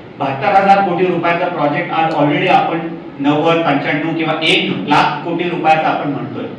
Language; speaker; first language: Marathi; non-native, local second language; Hindi